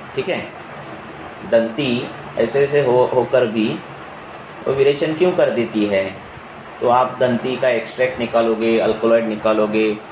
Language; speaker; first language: Hindi; non-native, local second language; Marathi